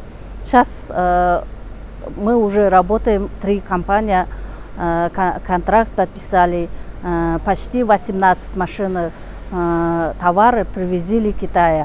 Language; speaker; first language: Russian; non-native, learner; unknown